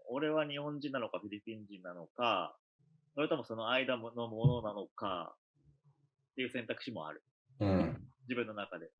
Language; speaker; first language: Japanese; early bilingual, other home language; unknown